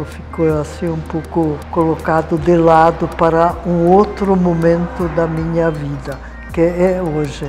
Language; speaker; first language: Portuguese; non-native, fluent; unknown